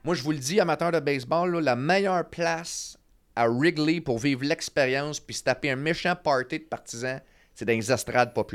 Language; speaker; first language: French; native; French